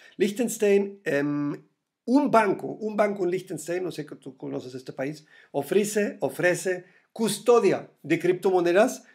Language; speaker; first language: Spanish; non-native, fluent; German